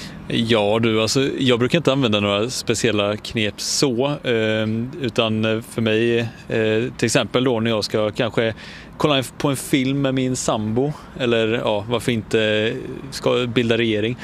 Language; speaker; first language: Swedish; native; Swedish